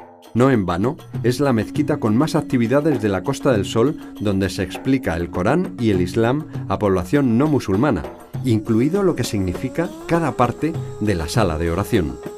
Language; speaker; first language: Spanish; native; Spanish